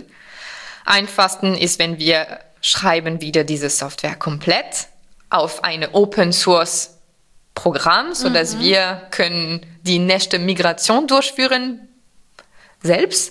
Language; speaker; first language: German; non-native, fluent; French